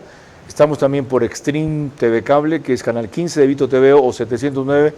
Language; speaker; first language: Spanish; native; Spanish